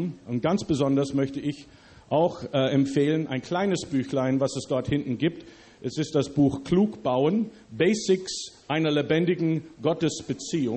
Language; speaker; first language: German; early bilingual, other home language; English